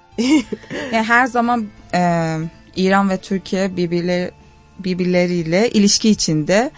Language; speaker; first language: Turkish; non-native, fluent; Persian